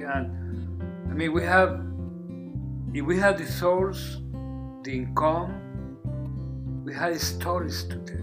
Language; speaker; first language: English; non-native, learner; Spanish